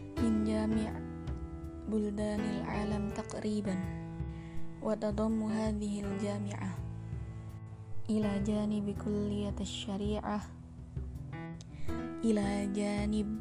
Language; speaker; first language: Arabic; non-native, learner; Indonesian